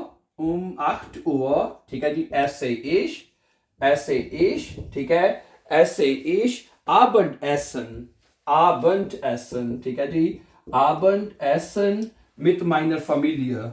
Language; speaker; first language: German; non-native, fluent; Urdu